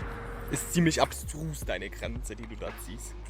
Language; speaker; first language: German; native; German